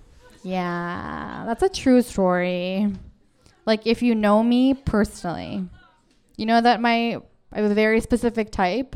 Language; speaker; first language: English; native; English